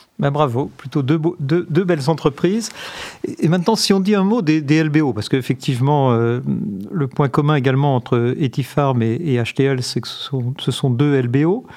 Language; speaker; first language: French; native; French